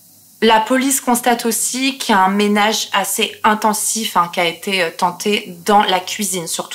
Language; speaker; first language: French; native; French